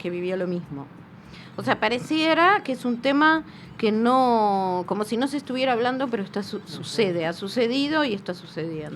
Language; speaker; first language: Spanish; native; Spanish